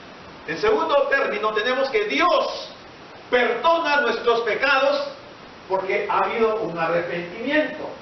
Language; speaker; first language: Spanish; native; Spanish